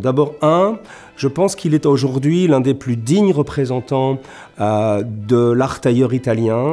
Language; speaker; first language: French; native; French